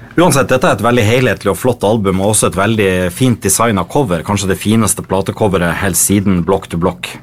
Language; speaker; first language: Norwegian; native; Norwegian